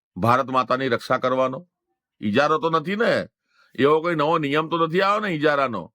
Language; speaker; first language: Gujarati; non-native, local second language; Hindi